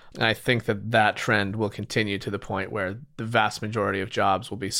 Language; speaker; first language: English; native; English